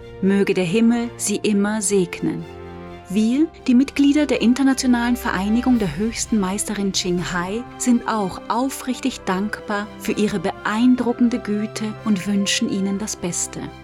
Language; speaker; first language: German; native; German